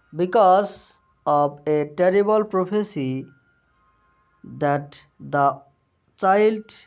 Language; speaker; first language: English; non-native, local second language; Bangla